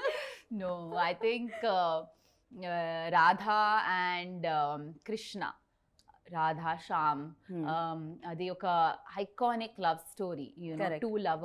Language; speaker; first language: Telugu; non-native, learner; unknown